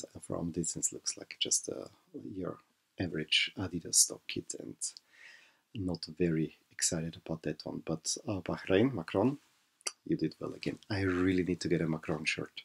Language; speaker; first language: English; non-native, fluent; German